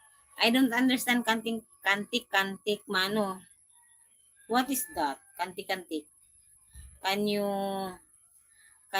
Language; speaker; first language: English; non-native, local second language; Filipino